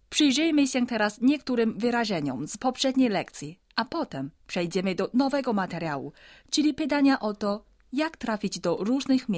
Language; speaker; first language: Polish; non-native, fluent; Chinese